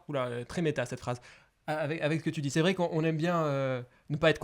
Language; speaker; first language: French; native; French